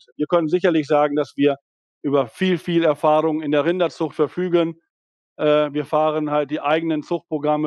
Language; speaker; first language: German; native; German